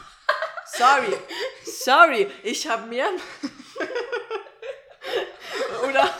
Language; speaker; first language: German; non-native, learner; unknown